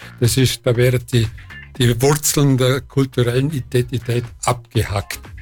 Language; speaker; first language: German; native; German